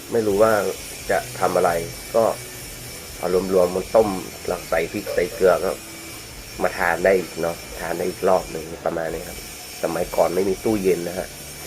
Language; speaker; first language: Thai; non-native, local second language; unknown